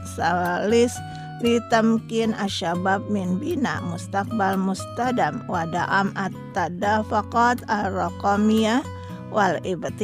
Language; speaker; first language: Arabic; non-native, fluent; Indonesian